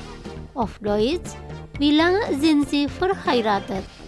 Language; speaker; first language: German; non-native, fluent; Indonesian